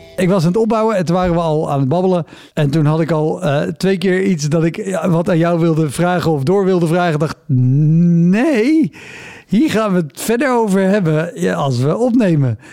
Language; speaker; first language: Dutch; native; Dutch